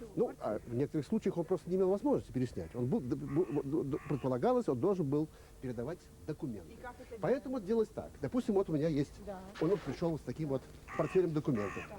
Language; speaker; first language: Russian; native; Russian